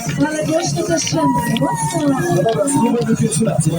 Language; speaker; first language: Polish; native; Polish